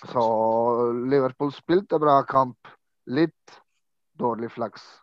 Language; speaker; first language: Norwegian; non-native, fluent; Croatian